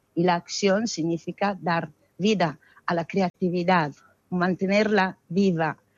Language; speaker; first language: Spanish; non-native, fluent; Italian